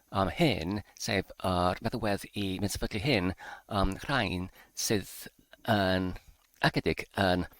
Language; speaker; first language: Welsh; non-native, learner; English